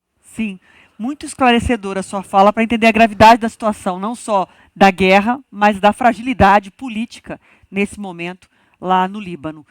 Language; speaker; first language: Portuguese; native; Portuguese